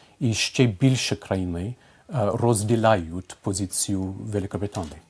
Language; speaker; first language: Ukrainian; non-native, fluent; English